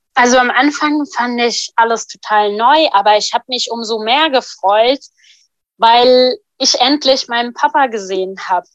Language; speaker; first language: German; non-native, fluent; Arabic